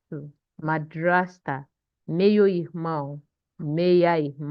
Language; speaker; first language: Portuguese; non-native, fluent; English